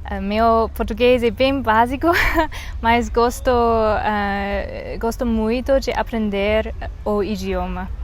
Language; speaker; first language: Portuguese; non-native, learner; Chinese